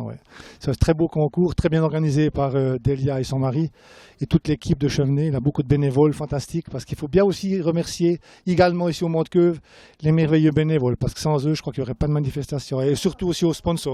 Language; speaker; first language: French; native; French